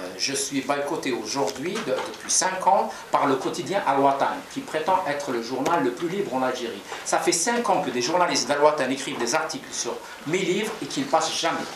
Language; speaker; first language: French; non-native, local second language; Kabyle